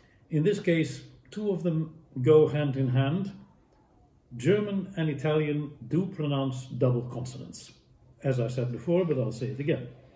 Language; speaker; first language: English; non-native, fluent; Dutch